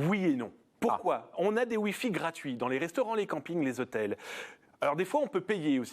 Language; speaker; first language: French; native; French